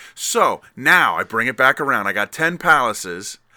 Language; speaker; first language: English; early bilingual, other home language; Italian